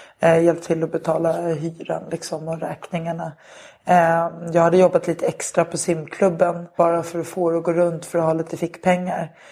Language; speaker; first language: Swedish; native; Swedish